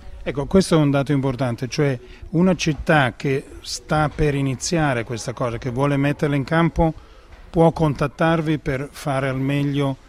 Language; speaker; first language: Italian; native; Italian